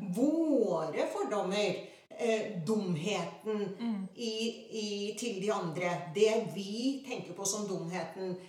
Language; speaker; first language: Norwegian; early bilingual, other home language; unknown